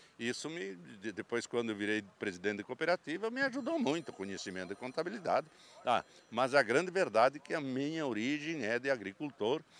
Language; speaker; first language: Portuguese; native; Portuguese